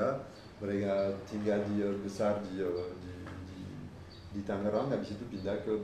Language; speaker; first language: Indonesian; non-native, fluent; French